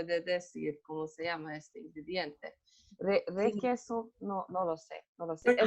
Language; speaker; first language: Spanish; non-native, learner; Hungarian